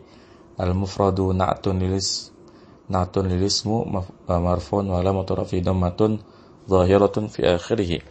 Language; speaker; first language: Arabic; non-native, fluent; Indonesian